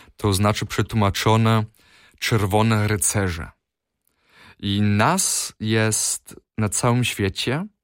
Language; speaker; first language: Polish; early bilingual, heritage; Polish